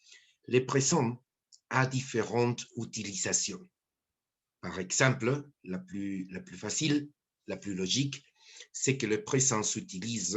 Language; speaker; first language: French; non-native, fluent; Spanish